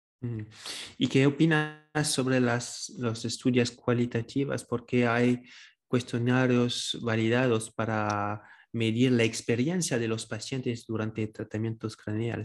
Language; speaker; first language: Spanish; non-native, fluent; French